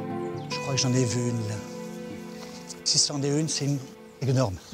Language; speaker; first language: French; native; French